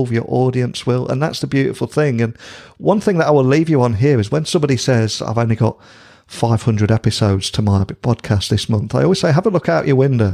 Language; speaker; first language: English; native; English